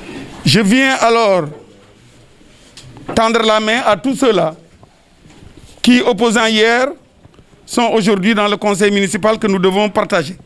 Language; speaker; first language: French; non-native, local second language; Wolof